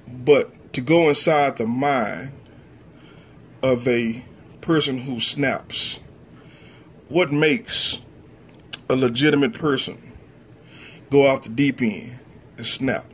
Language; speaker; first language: English; native; English